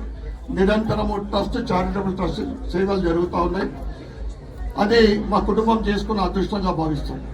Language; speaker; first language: Telugu; native; Telugu